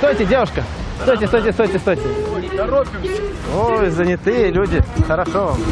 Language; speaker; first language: Russian; native; Russian